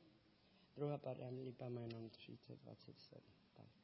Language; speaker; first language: Czech; non-native, learner; Spanish